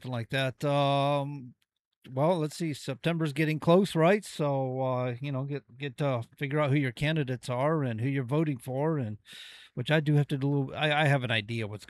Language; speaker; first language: English; native; English